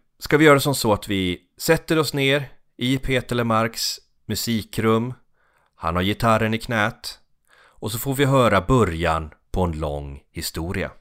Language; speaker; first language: Swedish; native; Swedish